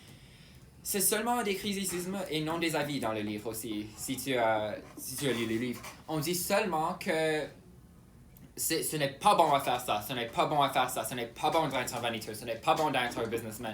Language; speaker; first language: French; non-native, local second language; English